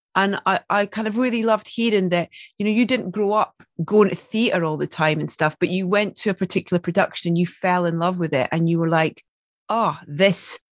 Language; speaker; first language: English; native; English